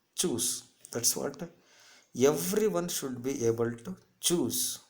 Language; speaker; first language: English; non-native, local second language; Kannada